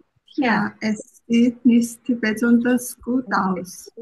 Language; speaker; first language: German; non-native, learner; Korean